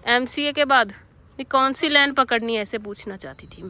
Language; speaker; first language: Hindi; non-native, local second language; Punjabi